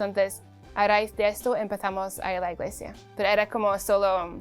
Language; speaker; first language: Spanish; non-native, fluent; English